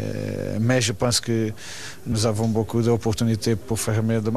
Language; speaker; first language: French; non-native, learner; Portuguese